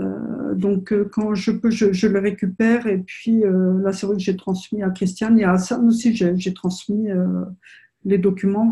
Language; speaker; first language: French; native; French